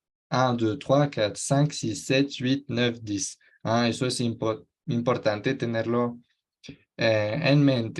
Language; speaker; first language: Spanish; non-native, fluent; French